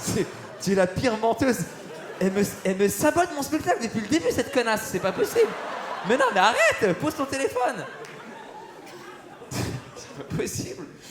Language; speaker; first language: French; native; French